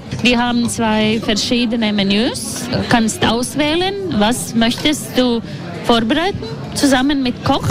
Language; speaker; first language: German; non-native, learner; Latvian